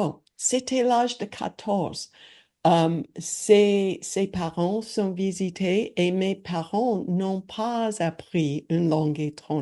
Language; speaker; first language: French; non-native, learner; English